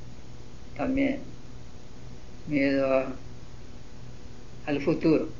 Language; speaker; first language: Spanish; non-native, learner; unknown